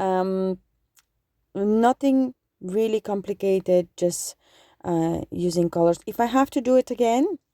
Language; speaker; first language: English; non-native, fluent; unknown